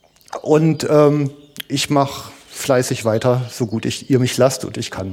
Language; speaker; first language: German; native; German